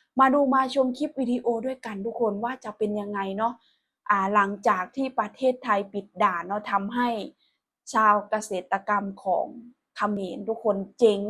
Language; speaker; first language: Thai; non-native, local second language; Northeastern Thai